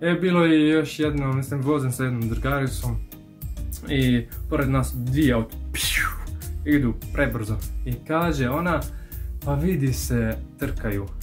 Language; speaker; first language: Bosnian; non-native, fluent; Arabic